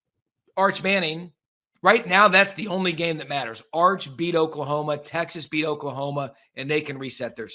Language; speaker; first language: English; native; English